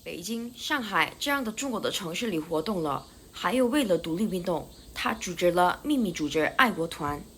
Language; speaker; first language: Chinese; non-native, learner; Korean